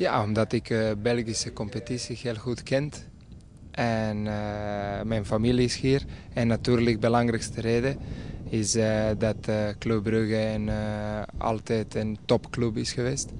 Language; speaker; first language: Dutch; non-native, fluent; Serbian